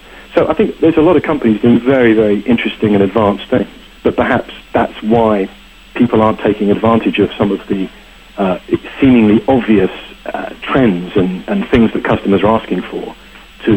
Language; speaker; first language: English; native; English